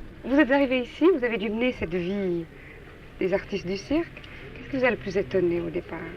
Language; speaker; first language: French; native; French